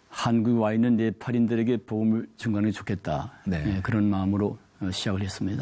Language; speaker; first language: Korean; native; Korean